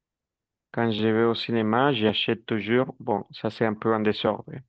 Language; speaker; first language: French; non-native, fluent; Spanish